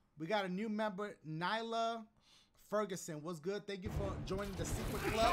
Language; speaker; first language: English; early bilingual, other home language; Spanish